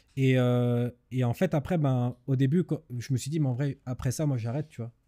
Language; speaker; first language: French; native; French